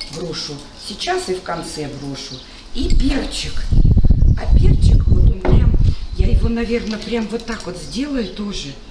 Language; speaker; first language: Russian; native; Russian